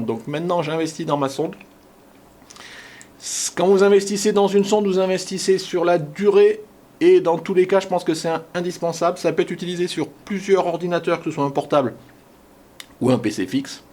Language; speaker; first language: French; native; French